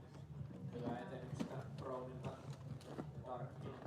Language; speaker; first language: Finnish; native; Finnish